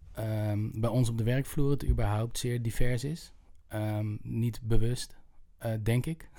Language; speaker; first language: Dutch; native; Dutch